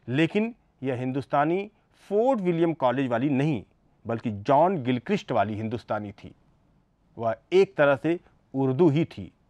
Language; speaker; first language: Hindi; native; Hindi